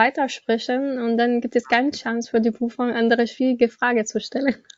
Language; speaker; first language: German; non-native, learner; Arabic